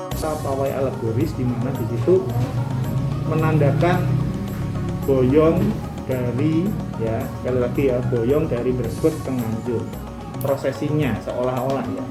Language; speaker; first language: Indonesian; native; Indonesian